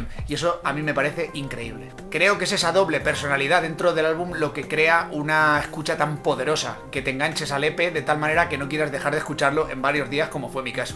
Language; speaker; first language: Spanish; native; Spanish